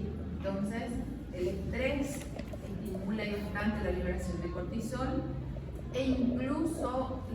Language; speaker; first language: Spanish; native; Spanish